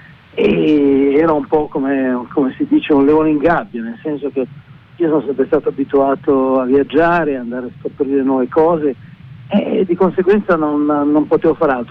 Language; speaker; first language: Italian; native; Italian